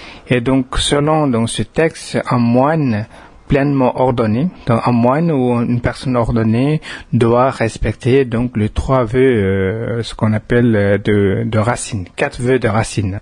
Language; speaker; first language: French; non-native, fluent; Tibetan